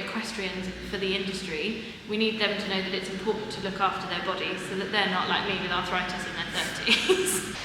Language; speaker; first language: English; native; English